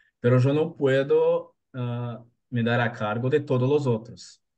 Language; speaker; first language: Spanish; non-native, learner; Portuguese